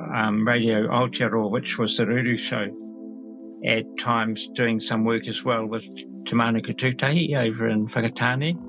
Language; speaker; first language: English; native; English